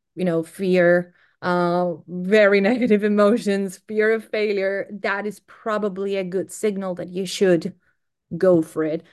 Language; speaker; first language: English; non-native, fluent; Greek